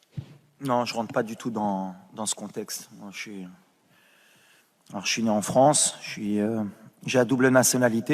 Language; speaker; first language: French; native; French